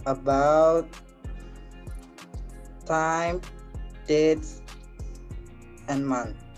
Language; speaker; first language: English; non-native, learner; Indonesian